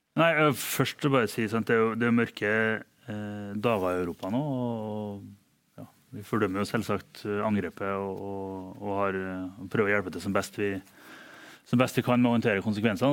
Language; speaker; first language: Norwegian; native; Norwegian